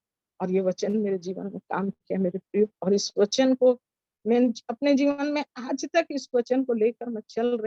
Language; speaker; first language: Hindi; native; Hindi